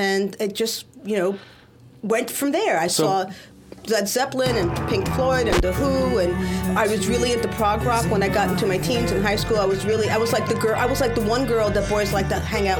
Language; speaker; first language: English; native; English